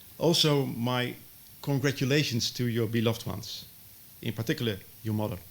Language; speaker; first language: English; non-native, fluent; Dutch